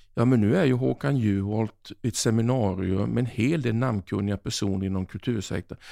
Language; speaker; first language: Swedish; native; Swedish